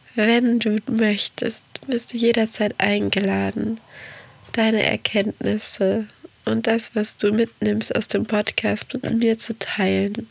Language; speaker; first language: German; early bilingual, other home language; Portuguese